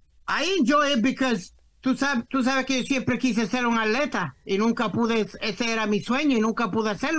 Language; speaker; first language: Spanish; native; Spanish